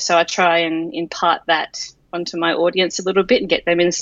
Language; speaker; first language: English; native; English